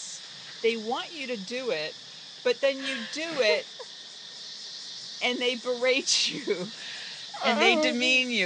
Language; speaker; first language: English; native; English